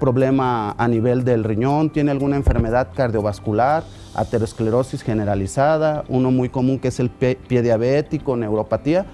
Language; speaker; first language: Spanish; native; Spanish